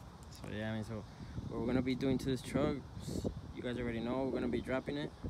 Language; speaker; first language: English; early bilingual, other home language; Spanish